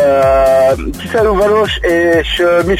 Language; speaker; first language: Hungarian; non-native, learner; French